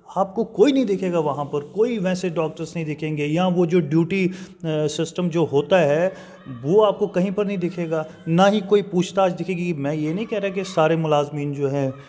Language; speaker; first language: Hindi; non-native, local second language; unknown